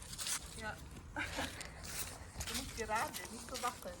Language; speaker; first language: German; non-native, learner; Filipino